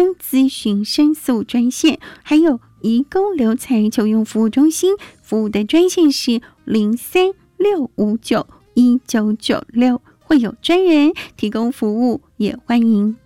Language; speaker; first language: Chinese; native; Chinese